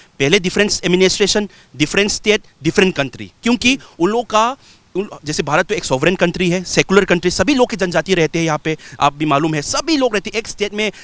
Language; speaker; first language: Hindi; non-native, local second language; Manipuri